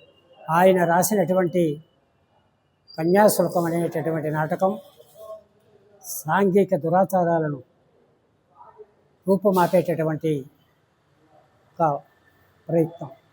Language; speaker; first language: Telugu; native; Telugu